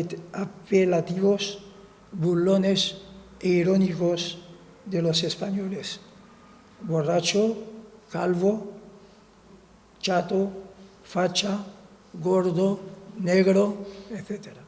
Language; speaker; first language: Spanish; non-native, fluent; Arabic